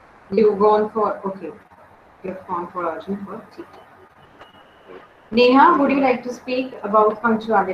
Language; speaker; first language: English; non-native, fluent; Hindi